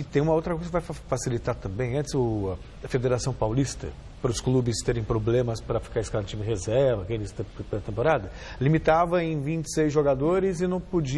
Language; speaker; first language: Portuguese; native; Portuguese